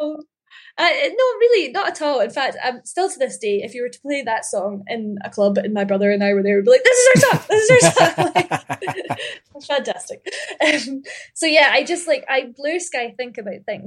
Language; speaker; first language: English; native; English